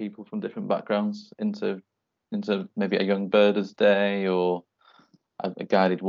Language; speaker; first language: English; native; English